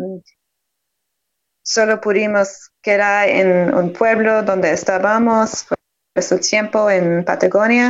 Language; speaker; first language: Spanish; non-native, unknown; English